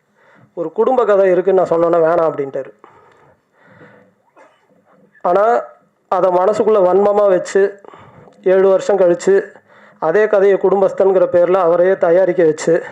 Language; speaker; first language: Tamil; native; Tamil